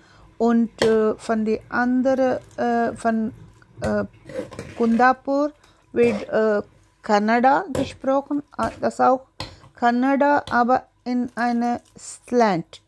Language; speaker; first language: German; non-native, learner; Tulu